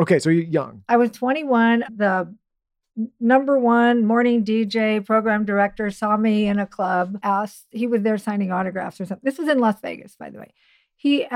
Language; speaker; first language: English; native; English